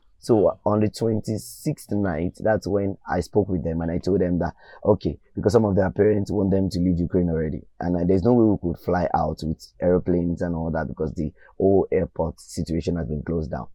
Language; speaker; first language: English; non-native, local second language; Yoruba